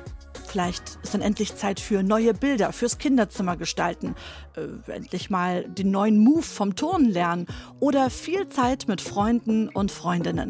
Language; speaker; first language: German; native; German